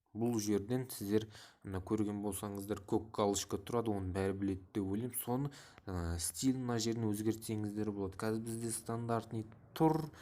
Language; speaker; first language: Kazakh; non-native, local second language; Russian